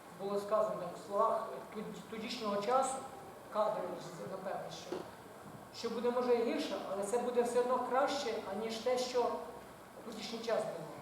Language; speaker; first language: Ukrainian; native; Ukrainian